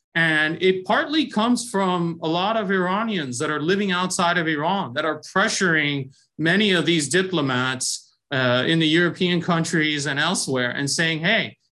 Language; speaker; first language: English; early bilingual, other home language; Persian